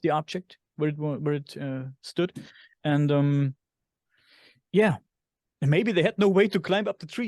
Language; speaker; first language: English; non-native, fluent; German